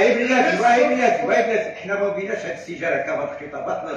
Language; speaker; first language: Arabic; native; Arabic